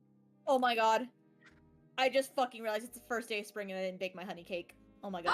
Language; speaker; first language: English; native; English